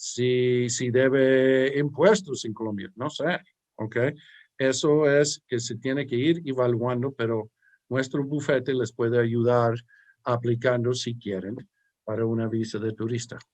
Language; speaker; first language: Spanish; early bilingual, heritage; English